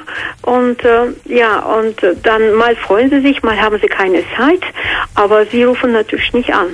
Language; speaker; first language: German; non-native, fluent; Georgian